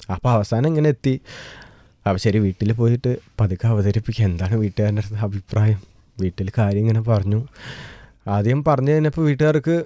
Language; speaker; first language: Malayalam; native; Malayalam